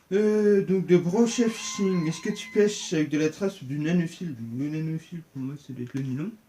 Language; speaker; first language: French; native; French